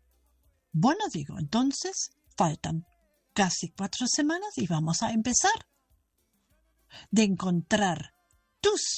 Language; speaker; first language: Spanish; non-native, fluent; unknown